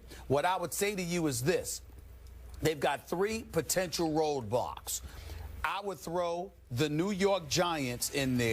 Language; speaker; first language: English; native; English